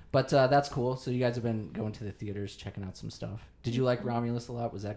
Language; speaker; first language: English; native; English